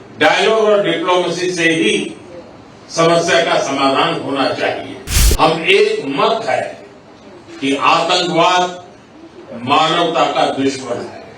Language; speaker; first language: Hindi; non-native, local second language; Gujarati